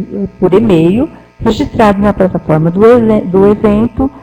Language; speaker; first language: Portuguese; native; Portuguese